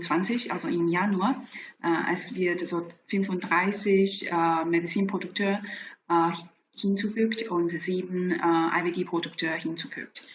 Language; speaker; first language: German; non-native, fluent; Chinese